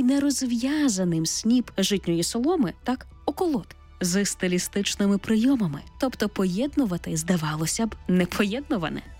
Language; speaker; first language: Ukrainian; native; Ukrainian